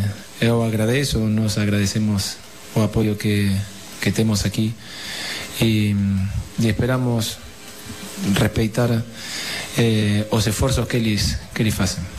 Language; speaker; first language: Portuguese; non-native, learner; Spanish